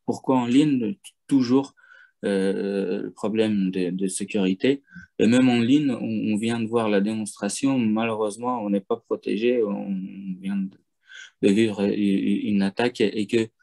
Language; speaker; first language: French; non-native, fluent; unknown